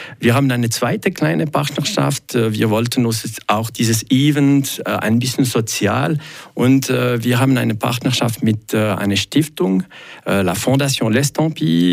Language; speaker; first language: German; non-native, local second language; French